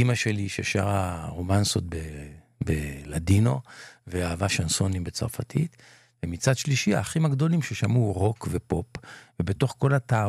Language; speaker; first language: Hebrew; non-native, local second language; Ladino